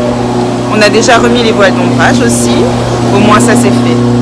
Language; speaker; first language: French; native; French